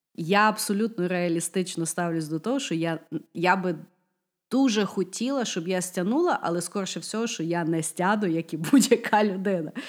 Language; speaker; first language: Ukrainian; non-native, local second language; Russian